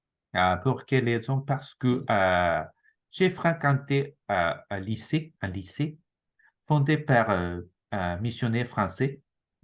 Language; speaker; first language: French; non-native, fluent; Japanese